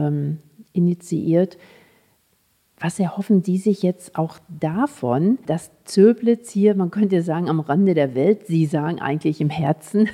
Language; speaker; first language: German; native; German